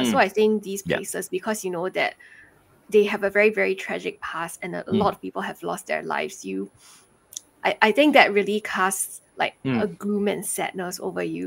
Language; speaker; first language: English; early bilingual, other home language; Chinese